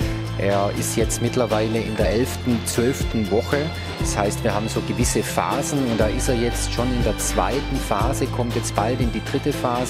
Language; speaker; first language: German; native; German